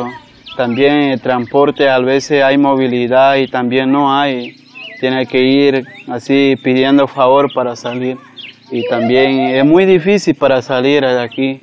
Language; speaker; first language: Spanish; non-native, local second language; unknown